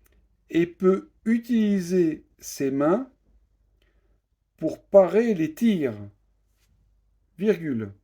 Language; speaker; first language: French; native; French